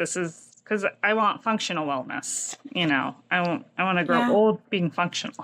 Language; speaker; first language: English; native; English